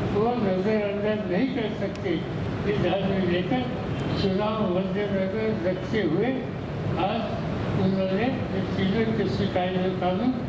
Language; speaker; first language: Hindi; non-native, local second language; Marathi